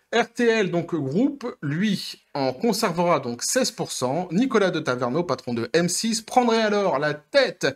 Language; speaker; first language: French; native; French